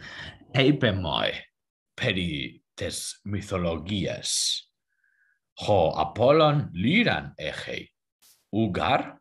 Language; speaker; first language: Greek; non-native, learner; German